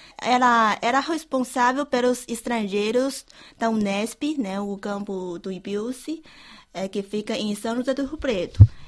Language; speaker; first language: Portuguese; non-native, fluent; Chinese